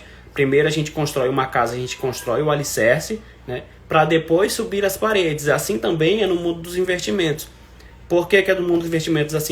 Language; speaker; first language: Portuguese; native; Portuguese